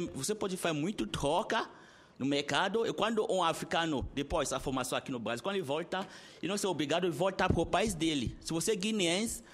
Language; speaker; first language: Portuguese; non-native, learner; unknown